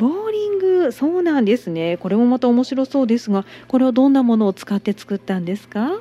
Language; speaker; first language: Japanese; native; Japanese